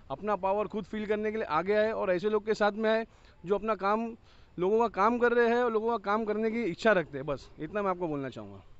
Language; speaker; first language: Hindi; native; Hindi